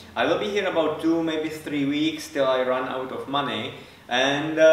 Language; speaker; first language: English; non-native, fluent; Czech